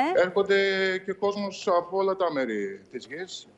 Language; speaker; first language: Greek; native; Greek